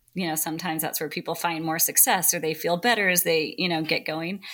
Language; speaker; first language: English; native; English